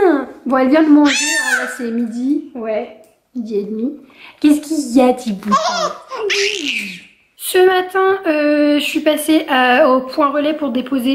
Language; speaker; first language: French; native; French